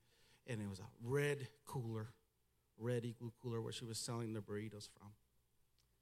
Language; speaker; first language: English; early bilingual, other home language; Spanish